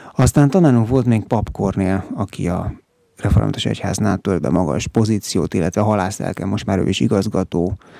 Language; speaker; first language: Hungarian; native; Hungarian